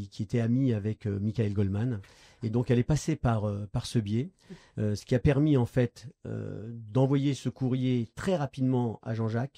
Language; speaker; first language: French; native; French